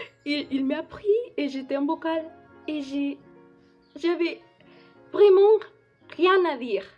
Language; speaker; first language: French; non-native, fluent; Spanish